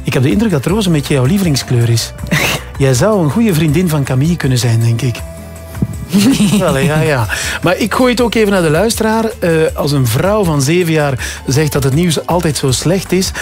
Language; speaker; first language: Dutch; native; Dutch